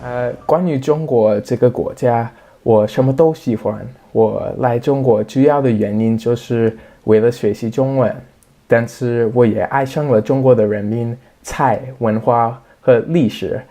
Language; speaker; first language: Chinese; non-native, fluent; English